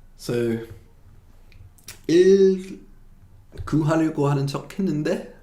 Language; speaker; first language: Korean; non-native, fluent; English